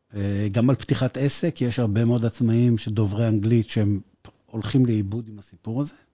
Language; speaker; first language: Hebrew; native; Hebrew